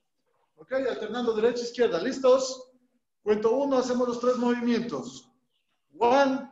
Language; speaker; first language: Spanish; native; Spanish